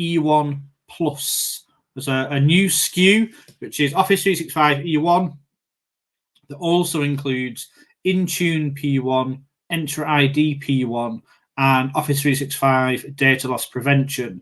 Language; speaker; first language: English; native; English